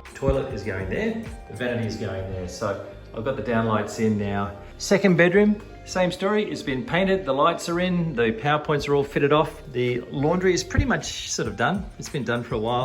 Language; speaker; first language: English; native; English